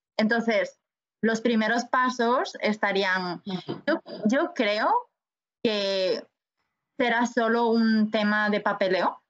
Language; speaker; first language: Spanish; native; Spanish